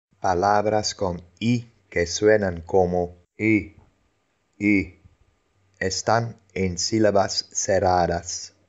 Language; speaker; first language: Spanish; non-native, fluent; Dutch